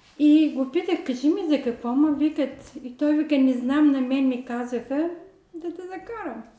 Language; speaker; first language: Bulgarian; non-native, local second language; Turkish